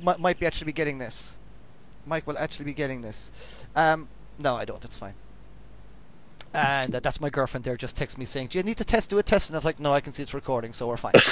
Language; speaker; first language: English; native; English